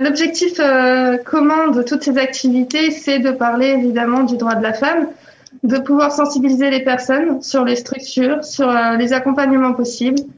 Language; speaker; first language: French; native; French